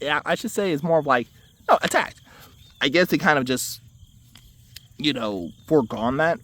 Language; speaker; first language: English; native; English